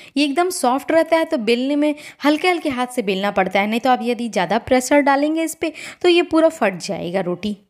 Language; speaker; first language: Hindi; native; Hindi